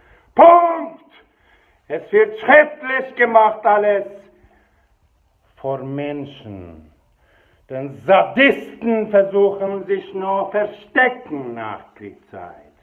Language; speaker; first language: German; non-native, fluent; Persian